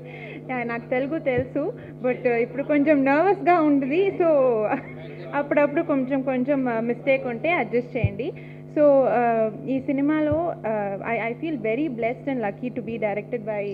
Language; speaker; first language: Telugu; non-native, learner; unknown